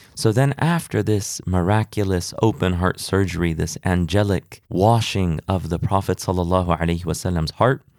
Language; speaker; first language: English; native; English